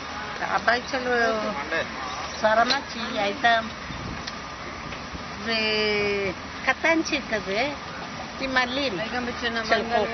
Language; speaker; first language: Hebrew; non-native, fluent; Malayalam